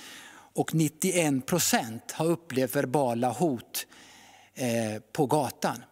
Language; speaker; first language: Swedish; native; Swedish